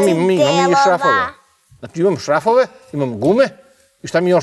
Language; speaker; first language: Serbian; native; Serbian